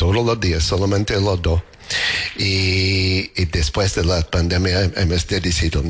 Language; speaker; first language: Spanish; non-native, learner; English